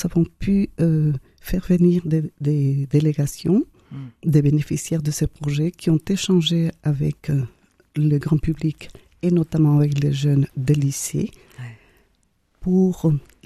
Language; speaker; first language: French; non-native, fluent; Spanish